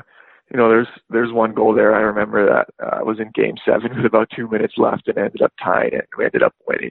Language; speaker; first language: English; native; English